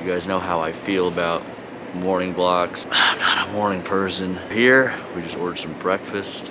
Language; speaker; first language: English; native; English